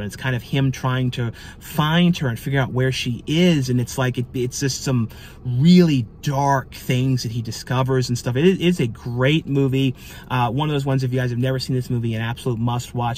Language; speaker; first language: English; native; English